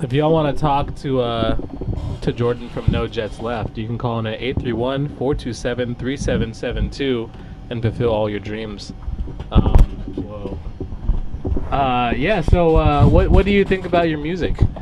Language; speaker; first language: English; native; English